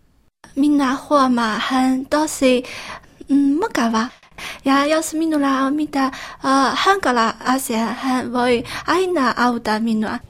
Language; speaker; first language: Finnish; non-native, learner; Chinese